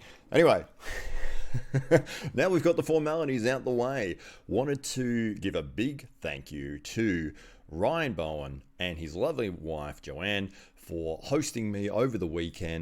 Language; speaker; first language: English; native; English